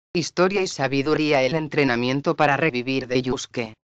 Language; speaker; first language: Spanish; native; Spanish